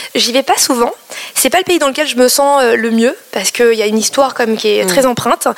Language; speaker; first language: French; native; French